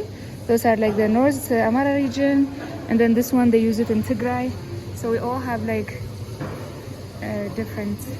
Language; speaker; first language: English; non-native, local second language; Amharic